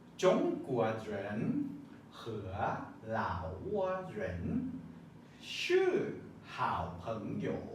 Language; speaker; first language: Chinese; non-native, learner; Lao